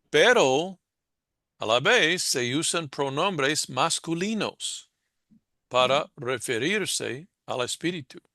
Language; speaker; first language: Spanish; non-native, fluent; English